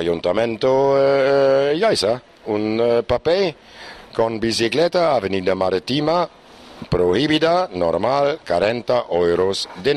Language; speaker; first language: Spanish; non-native, learner; German